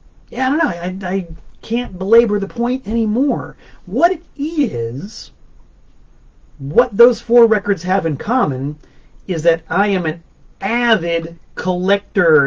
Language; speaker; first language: English; native; English